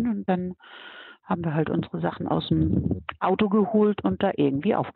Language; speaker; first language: German; native; German